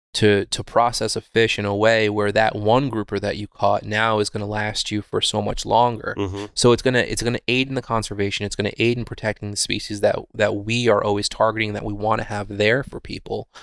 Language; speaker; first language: English; native; English